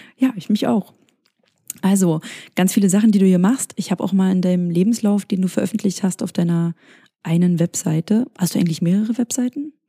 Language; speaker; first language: German; native; German